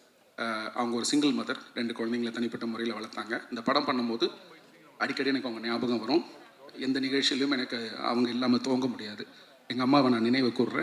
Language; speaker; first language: Tamil; native; Tamil